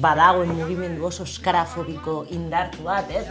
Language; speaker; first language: Basque; non-native, local second language; Spanish